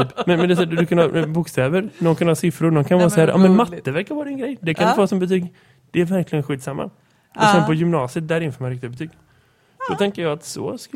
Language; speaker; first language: Swedish; native; Swedish